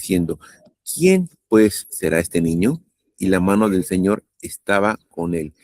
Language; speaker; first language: Spanish; native; Spanish